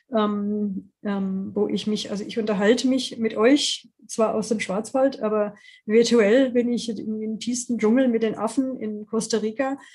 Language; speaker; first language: German; non-native, fluent; English